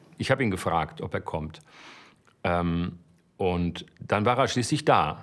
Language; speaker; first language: German; native; German